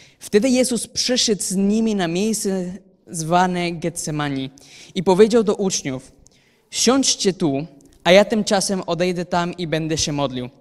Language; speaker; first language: Polish; non-native, fluent; Spanish